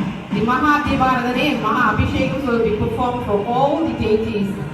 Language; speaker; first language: English; non-native, local second language; Tamil